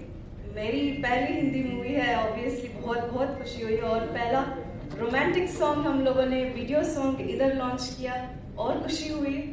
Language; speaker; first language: Hindi; non-native, learner; Kannada